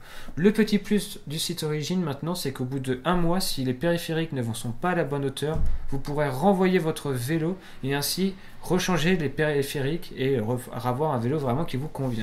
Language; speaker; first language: French; native; French